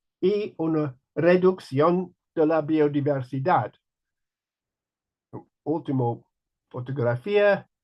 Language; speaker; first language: Spanish; non-native, learner; English